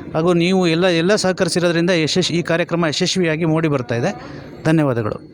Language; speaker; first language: Kannada; native; Kannada